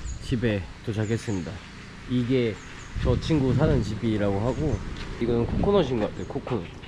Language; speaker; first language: Korean; native; Korean